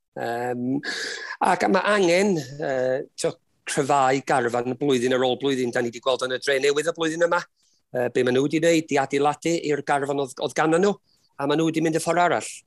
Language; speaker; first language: Welsh; native; Welsh